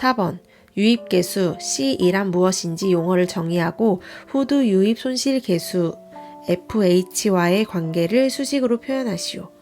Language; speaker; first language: Korean; native; Korean